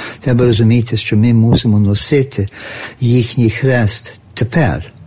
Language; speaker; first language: Ukrainian; early bilingual, heritage; Ukrainian